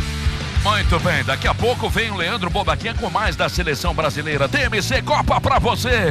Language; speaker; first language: Portuguese; native; Portuguese